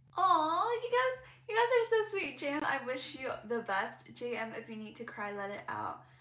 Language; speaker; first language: English; non-native, local second language; Cantonese